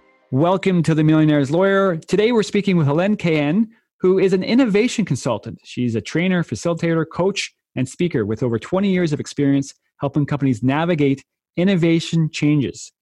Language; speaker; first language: English; native; English